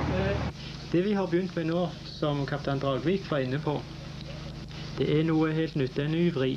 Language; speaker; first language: Norwegian; native; Norwegian